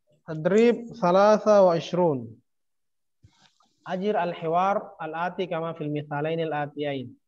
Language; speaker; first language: Arabic; non-native, fluent; Indonesian